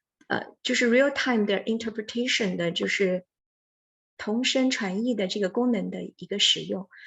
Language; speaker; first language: Chinese; native; Chinese